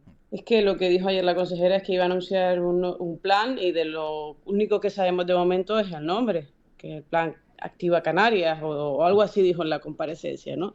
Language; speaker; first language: Spanish; native; Spanish